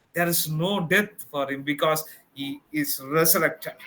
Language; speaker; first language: English; non-native, local second language; Tamil